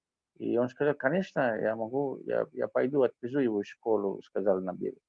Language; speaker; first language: Russian; non-native, fluent; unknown